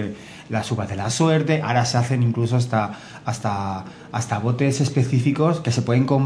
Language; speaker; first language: Spanish; native; Spanish